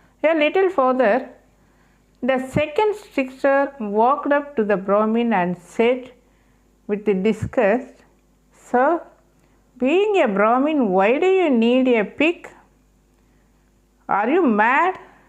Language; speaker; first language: English; non-native, local second language; Tamil